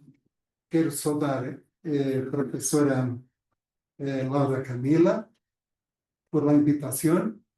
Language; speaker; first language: Spanish; non-native, fluent; Portuguese